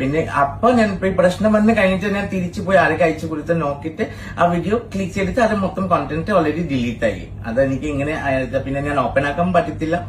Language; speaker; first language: Malayalam; non-native, local second language; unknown